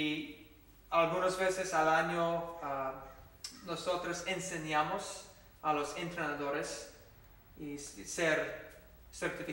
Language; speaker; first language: Spanish; non-native, fluent; English